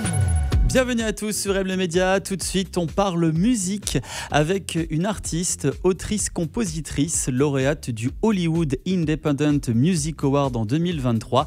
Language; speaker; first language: French; native; French